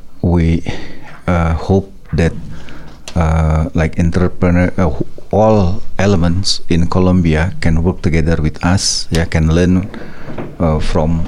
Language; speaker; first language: English; non-native, learner; Indonesian